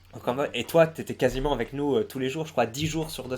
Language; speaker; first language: French; native; French